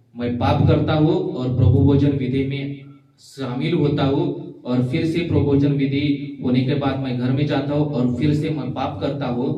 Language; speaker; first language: Hindi; non-native, local second language; Marathi